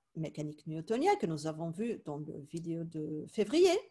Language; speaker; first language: French; non-native, fluent; Spanish